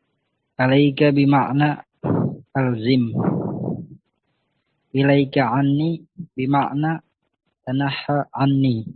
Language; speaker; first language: Arabic; non-native, learner; Indonesian